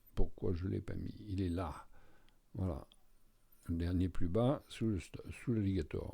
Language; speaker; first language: French; native; French